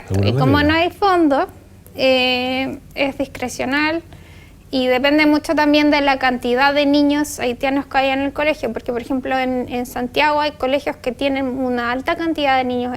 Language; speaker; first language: Spanish; native; Spanish